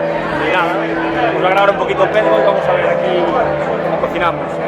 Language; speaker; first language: Spanish; native; Spanish